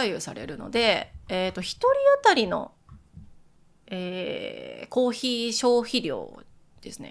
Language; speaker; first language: Japanese; native; Japanese